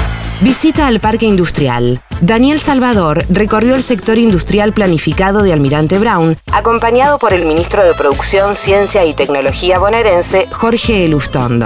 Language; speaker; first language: Spanish; native; Spanish